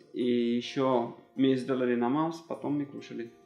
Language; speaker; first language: Russian; non-native, learner; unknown